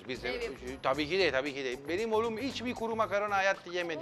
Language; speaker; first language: Turkish; non-native, fluent; Italian